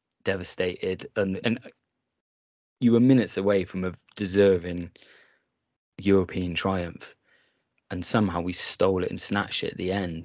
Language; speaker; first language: English; native; English